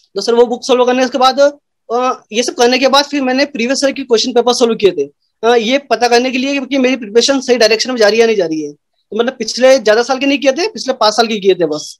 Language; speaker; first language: Hindi; native; Hindi